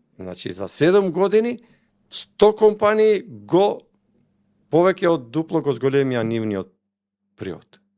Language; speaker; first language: Macedonian; non-native, local second language; Albanian